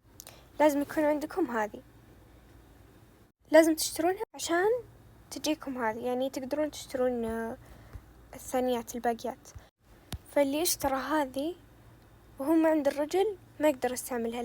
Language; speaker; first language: Arabic; native; Arabic